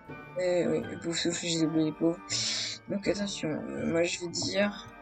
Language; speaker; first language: French; native; French